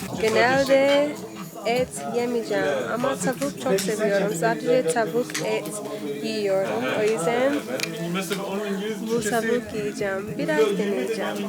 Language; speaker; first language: Turkish; non-native, learner; English